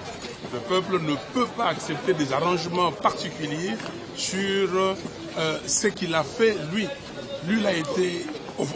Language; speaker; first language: French; non-native, local second language; Lingala